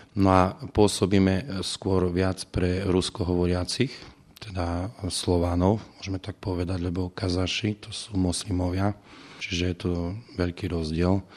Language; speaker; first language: Slovak; native; Slovak